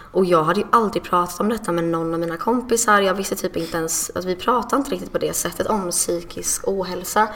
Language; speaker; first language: Swedish; early bilingual, other home language; English